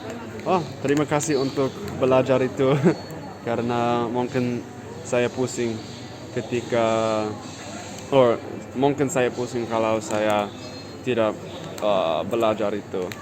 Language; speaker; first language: Indonesian; non-native, learner; English